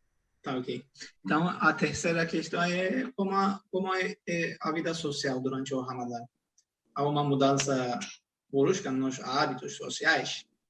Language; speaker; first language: Portuguese; non-native, fluent; Turkish